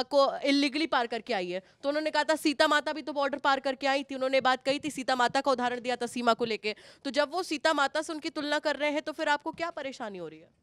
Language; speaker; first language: Hindi; native; Hindi